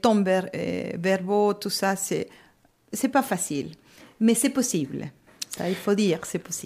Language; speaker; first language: French; non-native, fluent; Spanish